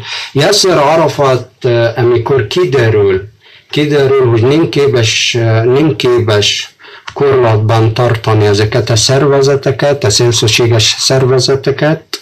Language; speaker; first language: Hungarian; non-native, fluent; Arabic